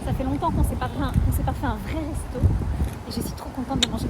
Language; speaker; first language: French; native; French